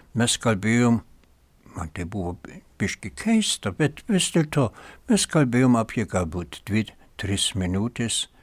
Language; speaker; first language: Lithuanian; non-native, fluent; German